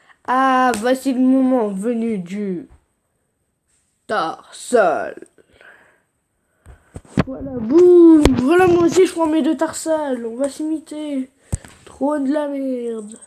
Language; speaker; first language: French; native; French